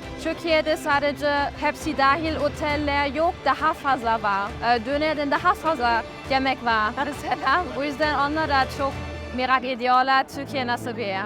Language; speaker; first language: Turkish; non-native, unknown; German